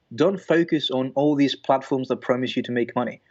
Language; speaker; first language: English; non-native, fluent; Greek